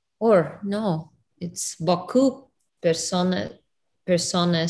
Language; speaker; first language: French; non-native, learner; English